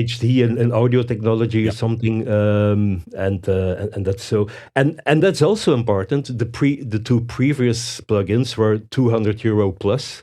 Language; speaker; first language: English; non-native, fluent; Dutch